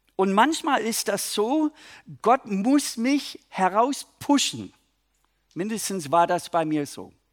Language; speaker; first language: German; non-native, fluent; English